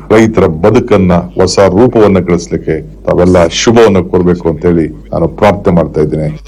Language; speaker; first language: Kannada; native; Kannada